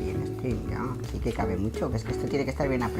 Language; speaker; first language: Spanish; native; Spanish